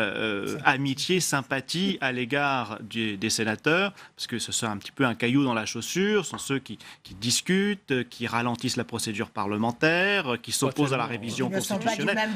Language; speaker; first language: French; native; French